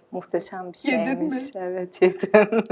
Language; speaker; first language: Turkish; early bilingual, heritage; Turkish